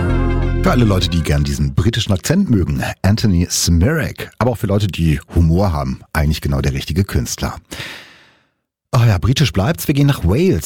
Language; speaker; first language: German; native; German